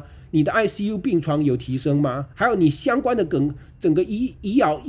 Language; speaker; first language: Chinese; native; Chinese